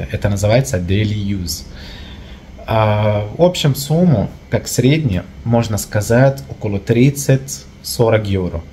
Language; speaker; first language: Russian; non-native, learner; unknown